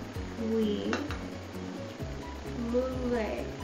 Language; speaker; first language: French; non-native, learner; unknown